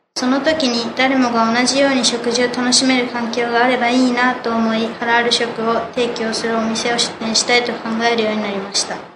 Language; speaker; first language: Japanese; early bilingual, other home language; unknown